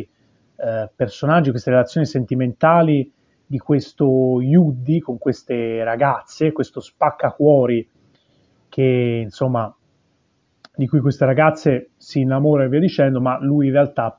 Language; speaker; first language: Italian; native; Italian